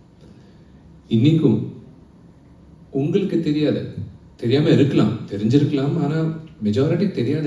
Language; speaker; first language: Tamil; non-native, local second language; Telugu